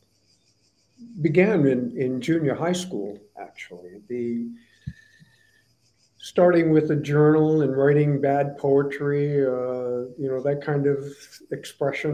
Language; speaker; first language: English; native; English